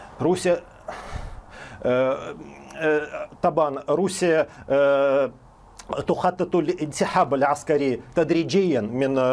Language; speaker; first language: Arabic; non-native, fluent; Russian